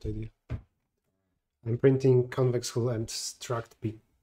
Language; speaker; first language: English; non-native, fluent; Polish